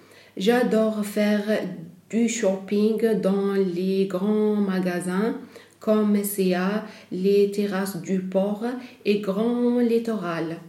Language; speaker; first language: French; non-native, learner; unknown